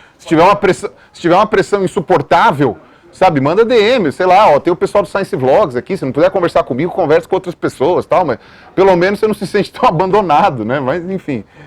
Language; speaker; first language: Portuguese; native; Portuguese